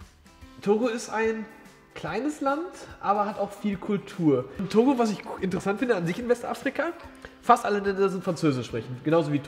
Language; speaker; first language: German; early bilingual, other home language; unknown